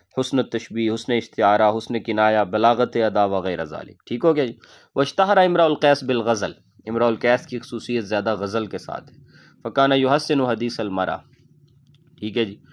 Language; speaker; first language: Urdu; non-native, local second language; Punjabi